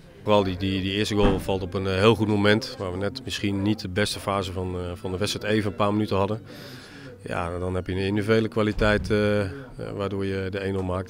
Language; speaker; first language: Dutch; native; Dutch